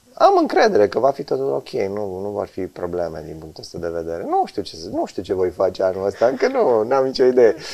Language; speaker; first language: Romanian; native; Romanian